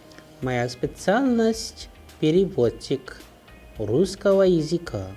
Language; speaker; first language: Russian; non-native, fluent; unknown